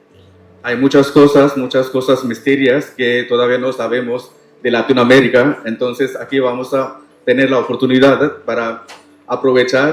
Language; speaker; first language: Spanish; non-native, learner; Tamil